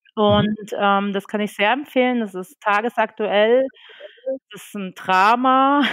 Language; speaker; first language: German; native; German